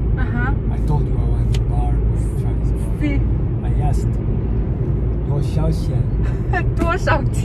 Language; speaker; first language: English; non-native, fluent; Italian